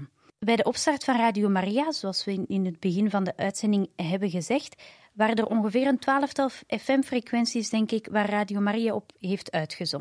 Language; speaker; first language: Dutch; native; Dutch